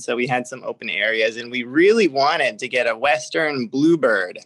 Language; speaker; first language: English; native; English